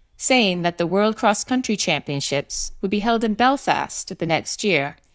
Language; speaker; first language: English; native; English